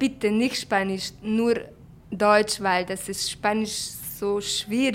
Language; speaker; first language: German; non-native, learner; Hungarian